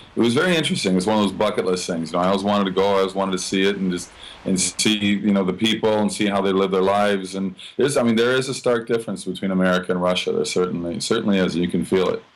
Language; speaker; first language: English; native; English